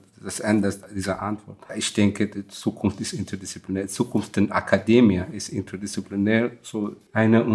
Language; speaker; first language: German; non-native, fluent; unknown